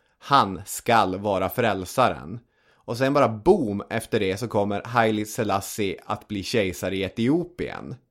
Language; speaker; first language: Swedish; native; Swedish